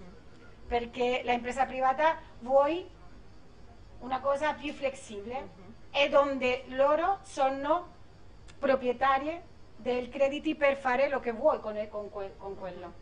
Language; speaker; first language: Italian; non-native, learner; Spanish